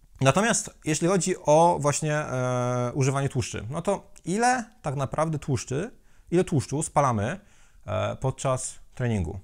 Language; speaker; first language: Polish; native; Polish